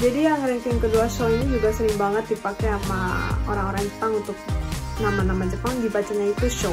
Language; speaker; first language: Indonesian; non-native, fluent; Japanese